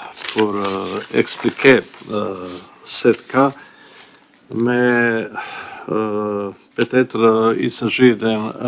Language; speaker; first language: French; non-native, learner; Bosnian